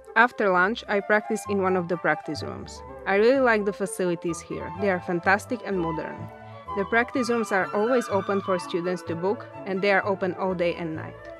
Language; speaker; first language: English; non-native, fluent; Slovak